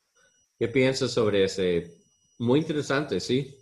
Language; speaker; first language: Spanish; non-native, learner; English